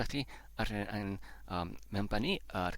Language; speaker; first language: Welsh; non-native, learner; Polish